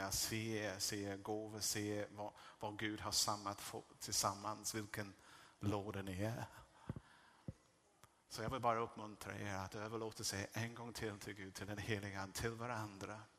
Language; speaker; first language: Swedish; non-native, fluent; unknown